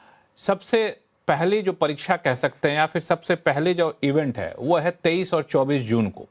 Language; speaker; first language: Hindi; native; Hindi